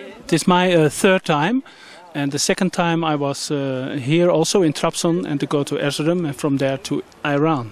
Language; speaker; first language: English; non-native, learner; Dutch